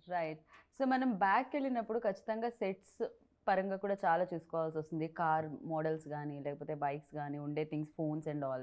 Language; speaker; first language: Telugu; native; Telugu